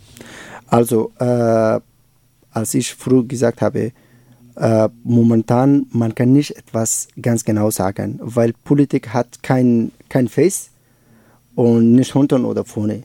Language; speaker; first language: German; non-native, learner; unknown